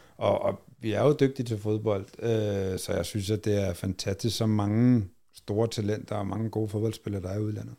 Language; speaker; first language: Danish; native; Danish